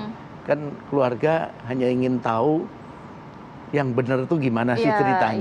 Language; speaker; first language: Indonesian; native; Indonesian